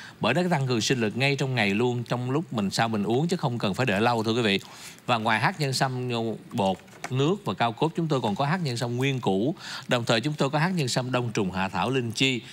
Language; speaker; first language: Vietnamese; native; Vietnamese